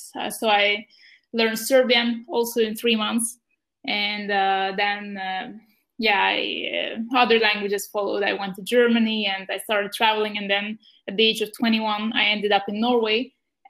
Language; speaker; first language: English; non-native, fluent; Ukrainian